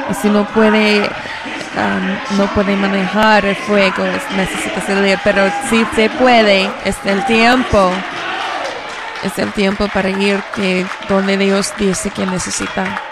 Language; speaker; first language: Spanish; non-native, learner; English